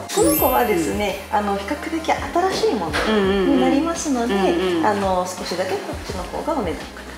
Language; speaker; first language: Japanese; native; Japanese